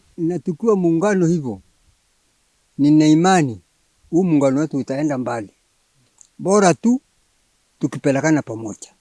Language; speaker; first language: Swahili; non-native, local second language; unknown